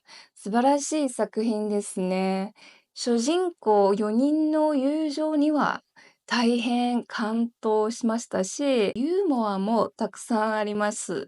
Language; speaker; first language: Japanese; non-native, learner; Chinese